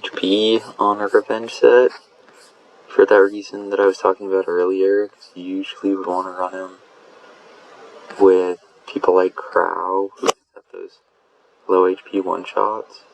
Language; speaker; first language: English; native; English